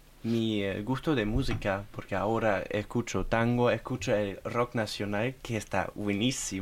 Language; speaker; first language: Spanish; non-native, fluent; German